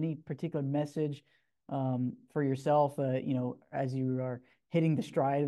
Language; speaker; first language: English; native; English